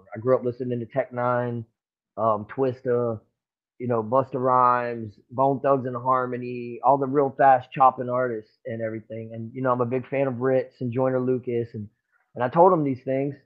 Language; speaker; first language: English; native; English